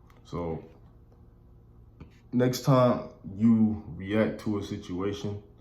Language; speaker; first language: English; native; English